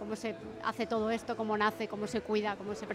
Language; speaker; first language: Spanish; native; Spanish